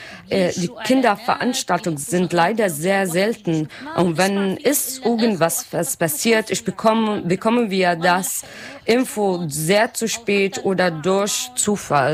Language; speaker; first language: German; non-native, learner; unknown